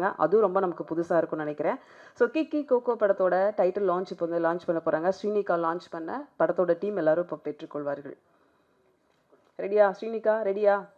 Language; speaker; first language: Tamil; native; Tamil